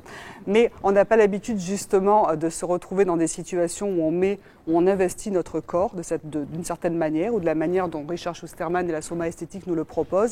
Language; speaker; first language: French; native; French